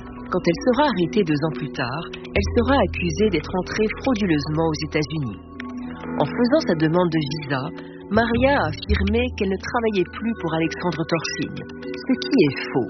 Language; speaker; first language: French; native; French